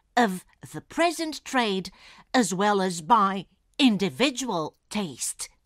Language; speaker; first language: English; non-native, fluent; Romanian